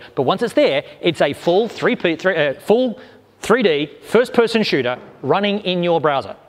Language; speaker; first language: English; native; English